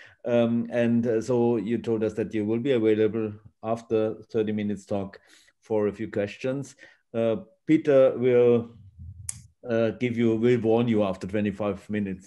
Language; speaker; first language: English; non-native, fluent; German